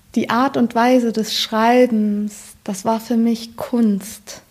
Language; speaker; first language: German; native; German